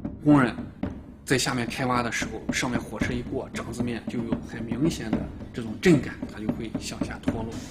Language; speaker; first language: Chinese; native; Chinese